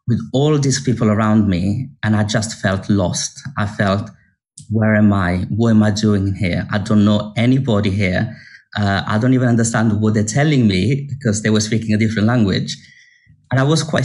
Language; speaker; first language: English; non-native, fluent; Italian